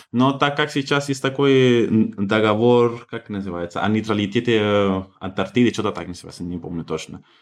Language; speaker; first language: Russian; non-native, fluent; Spanish